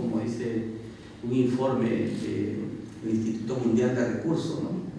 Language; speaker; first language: Spanish; native; Spanish